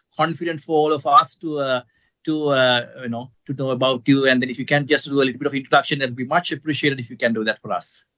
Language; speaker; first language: English; non-native, local second language; Sinhala